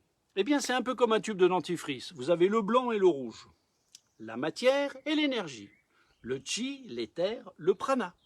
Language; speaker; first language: French; native; French